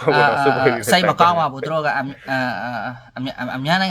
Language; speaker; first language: Burmese; non-native, learner; Khmer